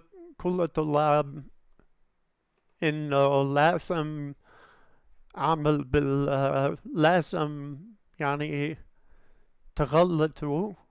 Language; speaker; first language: Arabic; non-native, learner; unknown